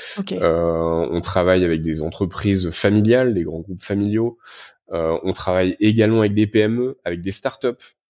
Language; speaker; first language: French; native; French